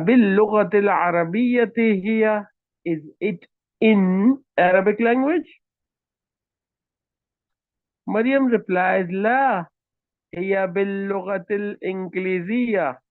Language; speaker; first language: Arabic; non-native, fluent; Hindi